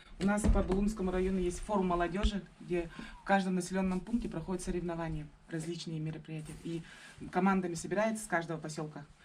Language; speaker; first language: Russian; native; Russian